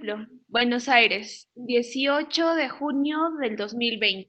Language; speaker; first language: Spanish; native; Spanish